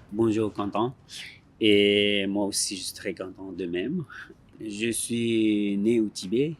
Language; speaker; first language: French; non-native, learner; Tibetan